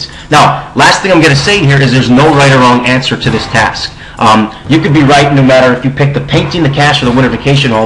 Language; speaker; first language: English; native; English